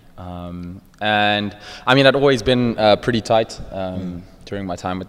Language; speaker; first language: English; native; English